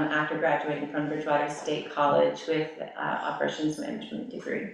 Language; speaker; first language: English; native; English